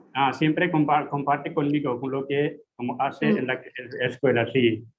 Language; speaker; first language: Spanish; non-native, fluent; Hindi